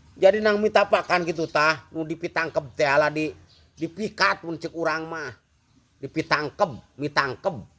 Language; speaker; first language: Sundanese; non-native, fluent; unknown